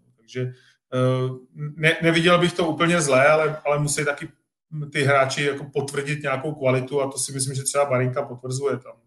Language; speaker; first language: Czech; native; Czech